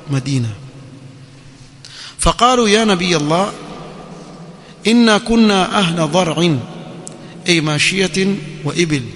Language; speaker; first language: Arabic; non-native, fluent; Swahili